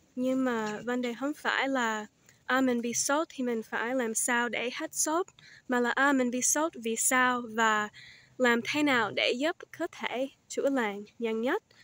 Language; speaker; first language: Vietnamese; early bilingual, heritage; Vietnamese